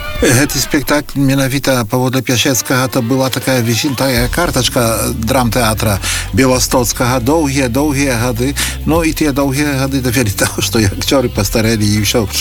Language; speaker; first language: Belarusian; native; Belarusian